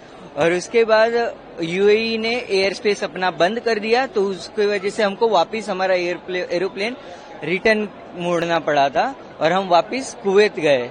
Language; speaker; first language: Hindi; native; Hindi